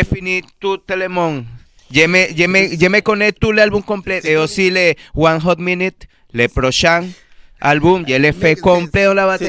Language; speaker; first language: French; non-native, learner; Spanish